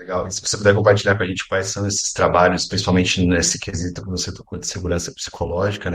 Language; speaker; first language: Portuguese; native; Portuguese